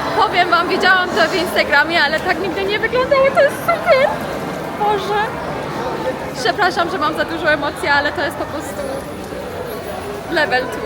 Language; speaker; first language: Polish; non-native, learner; Persian